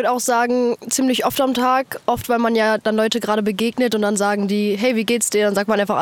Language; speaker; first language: German; native; German